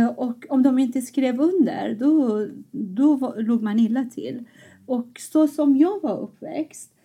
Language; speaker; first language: Swedish; non-native, fluent; Persian